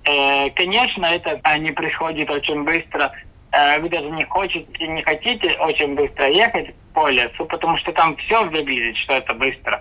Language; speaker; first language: Russian; non-native, local second language; Latvian